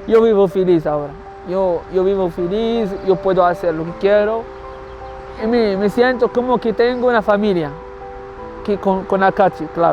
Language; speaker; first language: Spanish; non-native, learner; Arabic